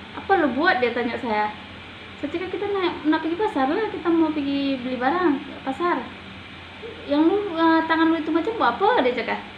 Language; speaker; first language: Indonesian; native; Indonesian